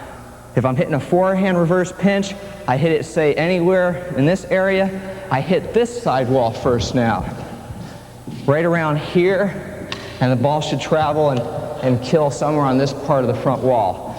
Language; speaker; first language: English; native; English